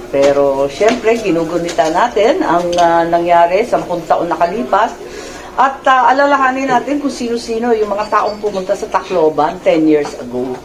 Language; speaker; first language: Filipino; native; Filipino